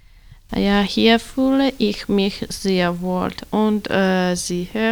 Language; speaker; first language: German; non-native, learner; Georgian